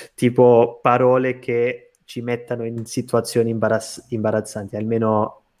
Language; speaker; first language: Italian; non-native, fluent; Portuguese